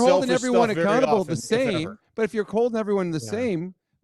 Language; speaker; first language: English; native; English